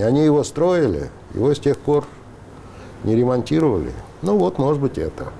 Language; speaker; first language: Russian; native; Russian